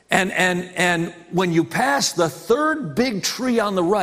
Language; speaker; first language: English; native; English